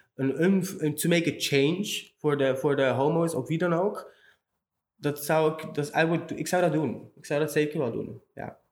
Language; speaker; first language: Dutch; early bilingual, other home language; Romany